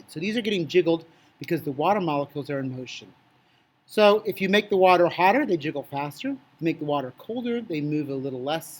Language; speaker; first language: English; native; English